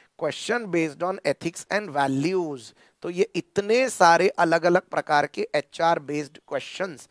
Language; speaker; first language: Hindi; non-native, local second language; Marathi